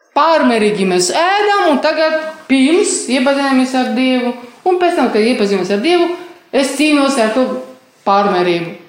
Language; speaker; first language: Latvian; non-native, fluent; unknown